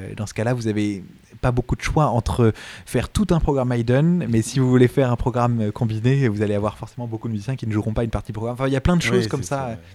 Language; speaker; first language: French; native; French